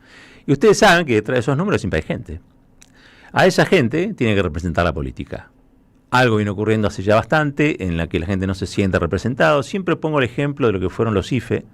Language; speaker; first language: Spanish; native; Spanish